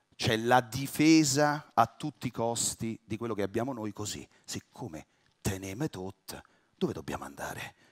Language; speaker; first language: Italian; native; Italian